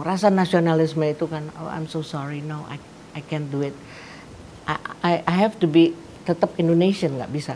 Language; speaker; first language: English; non-native, fluent; Indonesian